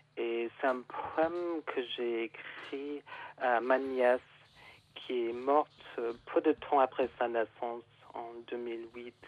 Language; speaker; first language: French; non-native, fluent; English